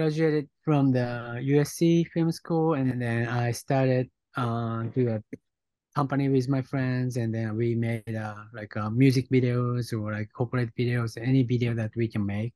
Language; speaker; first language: English; non-native, fluent; Japanese